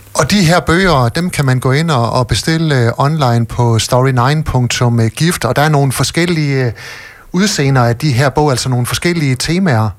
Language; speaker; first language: Danish; native; Danish